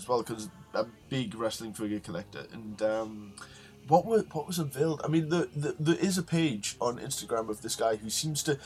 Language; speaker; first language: English; native; English